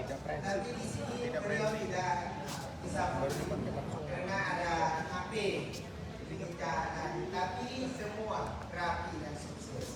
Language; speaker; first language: Indonesian; non-native, learner; Thai